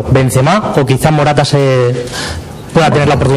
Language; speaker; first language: Spanish; native; Spanish